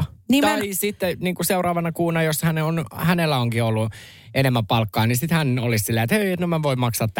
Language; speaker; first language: Finnish; native; Finnish